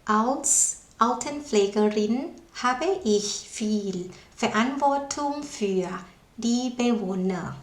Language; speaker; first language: German; non-native, fluent; Thai